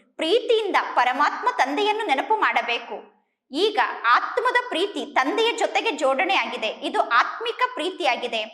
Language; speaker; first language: Kannada; native; Kannada